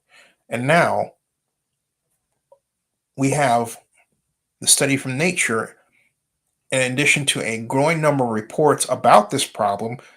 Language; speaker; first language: English; native; English